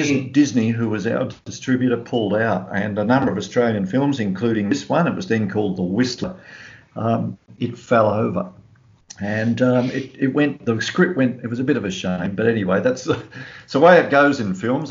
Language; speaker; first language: English; native; English